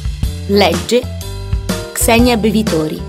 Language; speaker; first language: Italian; native; Italian